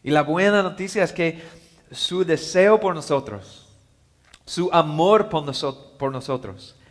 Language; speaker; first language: Spanish; non-native, learner; English